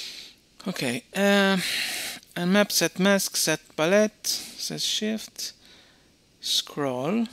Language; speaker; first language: English; non-native, fluent; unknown